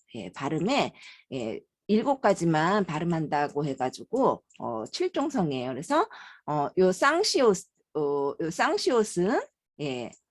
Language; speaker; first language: Korean; native; Korean